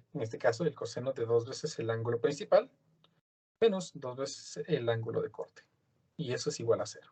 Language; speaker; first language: Spanish; native; Spanish